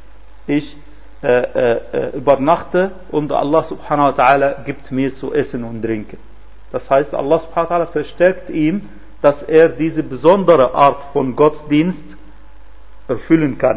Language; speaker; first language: German; non-native, fluent; Arabic